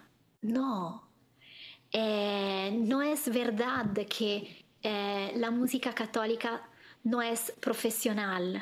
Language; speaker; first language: Spanish; non-native, fluent; Italian